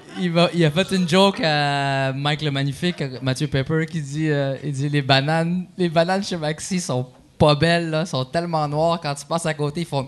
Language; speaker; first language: French; early bilingual, other home language; Arabic